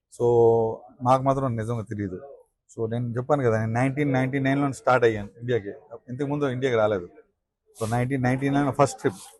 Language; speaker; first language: Telugu; early bilingual, heritage; Telugu